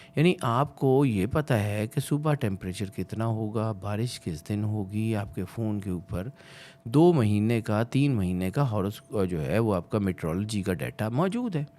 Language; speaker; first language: Urdu; non-native, local second language; Punjabi